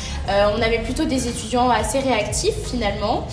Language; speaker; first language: French; native; French